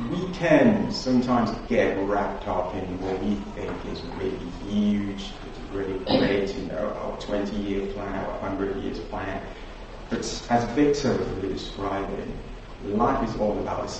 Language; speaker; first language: English; non-native, local second language; Yoruba